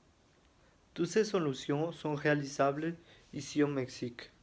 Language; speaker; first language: French; non-native, learner; Spanish